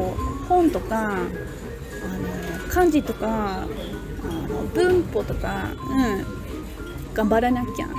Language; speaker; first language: Japanese; non-native, learner; English